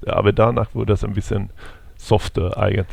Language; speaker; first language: German; non-native, fluent; Swedish